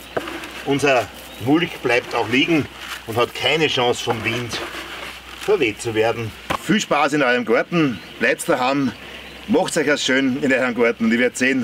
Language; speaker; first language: German; native; German